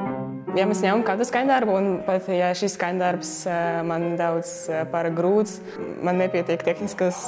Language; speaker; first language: Latvian; non-native, local second language; Russian